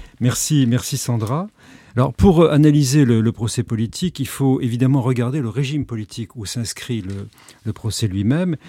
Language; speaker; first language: French; native; French